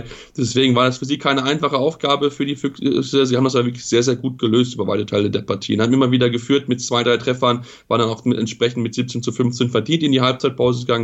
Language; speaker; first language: German; native; German